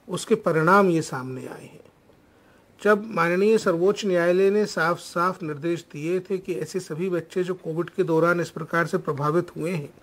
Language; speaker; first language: Hindi; native; Hindi